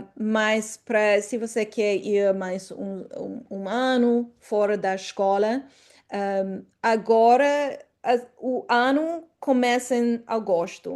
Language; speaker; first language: Portuguese; non-native, fluent; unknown